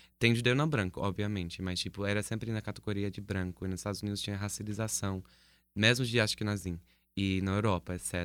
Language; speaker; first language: Portuguese; non-native, fluent; English